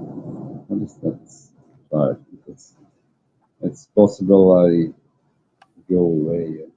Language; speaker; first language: English; non-native, learner; Dutch